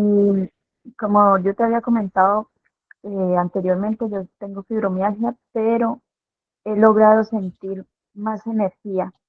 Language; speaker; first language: Spanish; native; Spanish